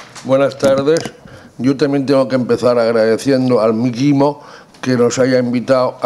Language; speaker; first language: Spanish; native; Spanish